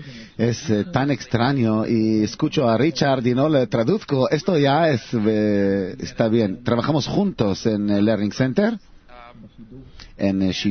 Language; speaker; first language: Spanish; non-native, learner; Hebrew